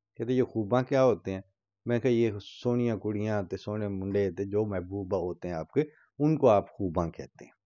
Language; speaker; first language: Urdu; non-native, local second language; Punjabi